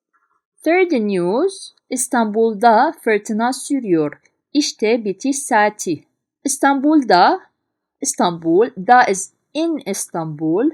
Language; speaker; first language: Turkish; non-native, fluent; Arabic